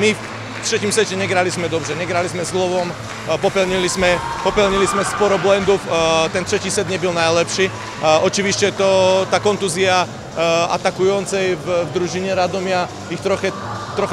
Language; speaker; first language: Polish; non-native, fluent; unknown